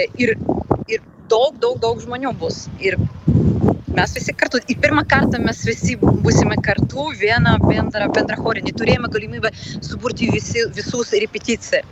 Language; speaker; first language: Lithuanian; non-native, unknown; Ukrainian